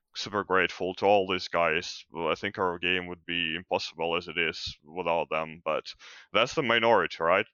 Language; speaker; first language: English; non-native, fluent; Ukrainian